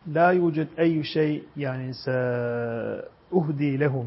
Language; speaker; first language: Arabic; non-native, fluent; Turkish